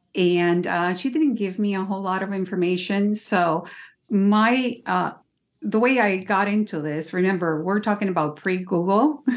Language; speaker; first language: English; early bilingual, other home language; Spanish